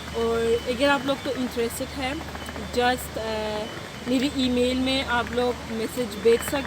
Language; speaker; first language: Hindi; non-native, fluent; Turkish